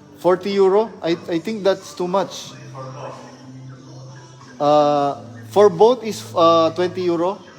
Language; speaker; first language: English; non-native, learner; Filipino